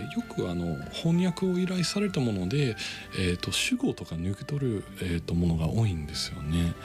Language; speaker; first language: Japanese; non-native, fluent; English